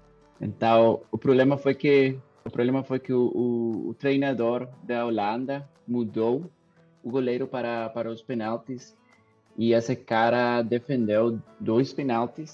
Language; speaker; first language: Portuguese; non-native, fluent; Spanish